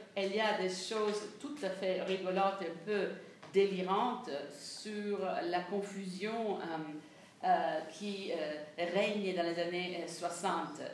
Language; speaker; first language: French; non-native, fluent; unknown